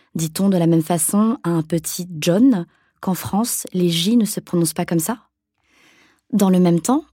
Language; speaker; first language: French; native; French